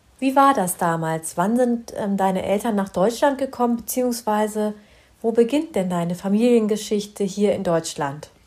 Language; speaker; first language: German; early bilingual, other home language; Turkish